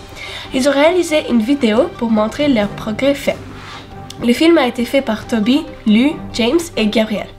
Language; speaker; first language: French; non-native, learner; English